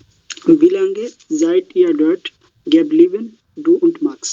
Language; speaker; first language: German; non-native, learner; Bangla